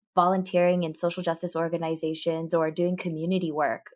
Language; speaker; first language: English; early bilingual, other home language; Japanese